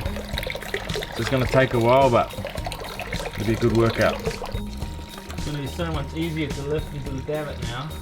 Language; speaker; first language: English; native; English